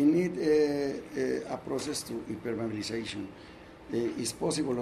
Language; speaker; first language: English; non-native, learner; Spanish